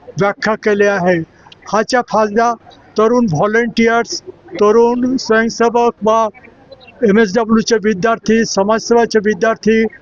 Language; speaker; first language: Marathi; non-native, local second language; Bangla